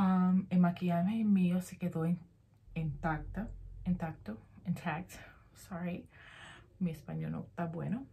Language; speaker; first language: Spanish; early bilingual, heritage; Spanish